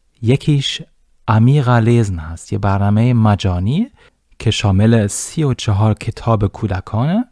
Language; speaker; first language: Persian; non-native, fluent; German